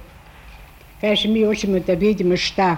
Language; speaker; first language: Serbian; non-native, learner; German